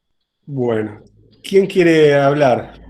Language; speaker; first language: Spanish; native; Spanish